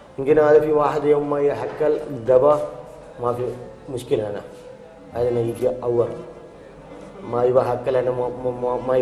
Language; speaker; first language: Arabic; non-native, learner; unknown